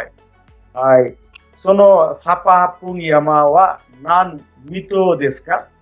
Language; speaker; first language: Japanese; non-native, fluent; Bangla